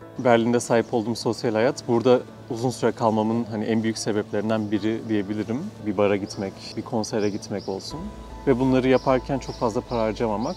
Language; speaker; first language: Turkish; native; Turkish